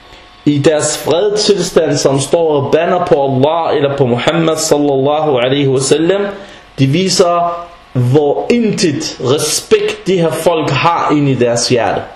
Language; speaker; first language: Danish; non-native, fluent; Arabic